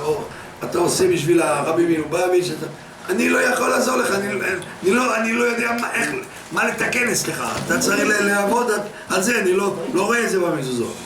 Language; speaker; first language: Hebrew; non-native, fluent; French